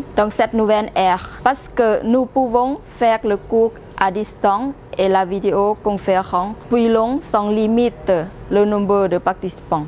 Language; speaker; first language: French; non-native, fluent; Lao